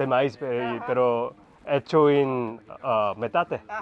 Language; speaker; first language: Spanish; non-native, learner; Korean